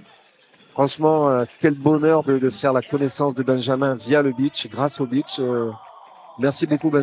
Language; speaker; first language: French; native; French